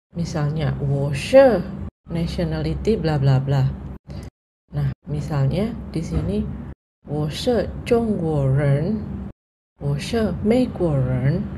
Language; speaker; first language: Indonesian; non-native, local second language; Javanese